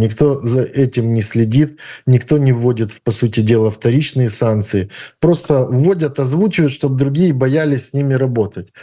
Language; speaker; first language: Russian; native; Russian